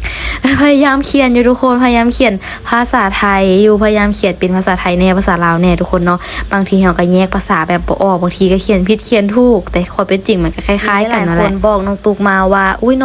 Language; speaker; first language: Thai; non-native, learner; Lao